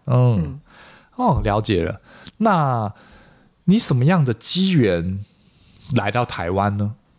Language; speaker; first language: Chinese; native; Chinese